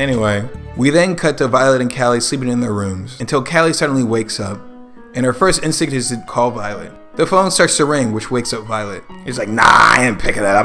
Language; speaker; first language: English; native; English